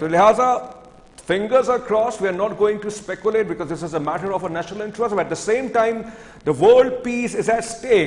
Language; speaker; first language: English; non-native, local second language; Urdu